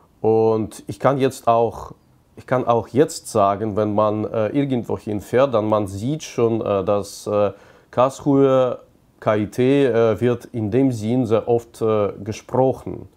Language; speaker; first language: German; non-native, fluent; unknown